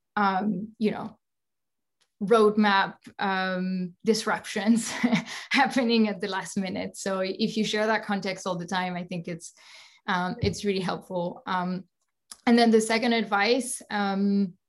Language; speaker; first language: English; non-native, fluent; French